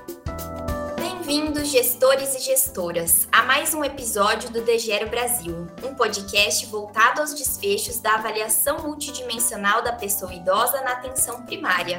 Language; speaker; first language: Portuguese; native; Portuguese